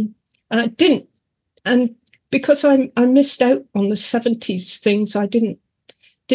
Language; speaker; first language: English; native; English